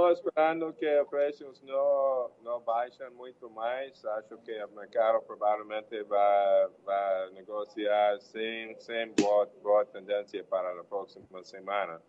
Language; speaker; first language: Portuguese; non-native, learner; English